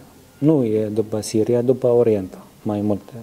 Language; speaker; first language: Romanian; non-native, learner; Arabic